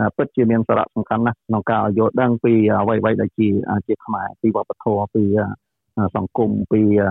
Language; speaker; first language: Khmer; native; Khmer